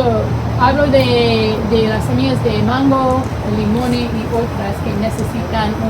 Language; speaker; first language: Spanish; non-native, learner; English